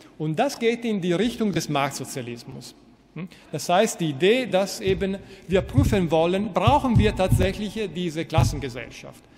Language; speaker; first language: German; non-native, fluent; Italian